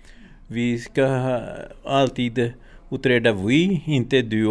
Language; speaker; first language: Swedish; non-native, learner; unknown